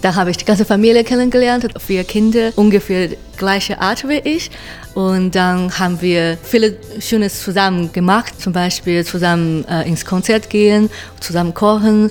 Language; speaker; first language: German; non-native, fluent; Chinese